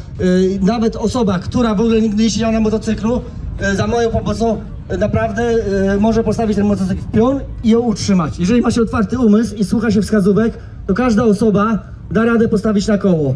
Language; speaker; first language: Polish; native; Polish